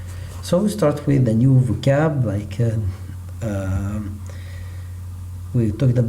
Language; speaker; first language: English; non-native, learner; Arabic